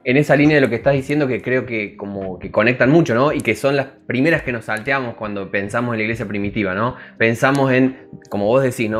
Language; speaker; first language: Spanish; native; Spanish